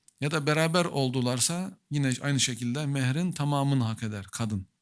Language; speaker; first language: Turkish; native; Turkish